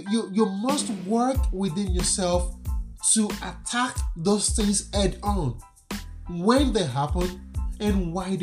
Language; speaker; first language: English; non-native, local second language; Yoruba